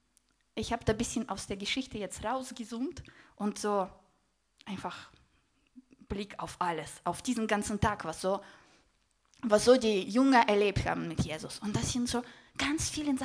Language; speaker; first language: German; non-native, fluent; Russian